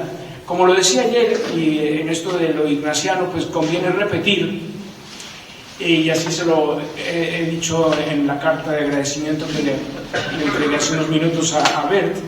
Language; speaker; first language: Spanish; native; Spanish